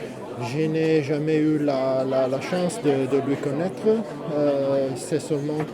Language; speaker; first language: French; non-native, fluent; Italian